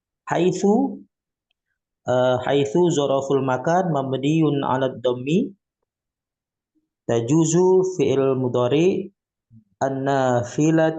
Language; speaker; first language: Arabic; non-native, learner; Indonesian